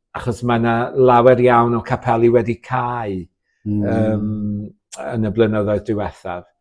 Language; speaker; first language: Welsh; native; Welsh